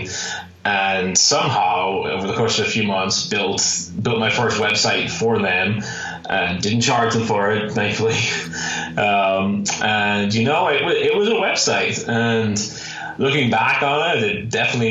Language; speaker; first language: English; native; English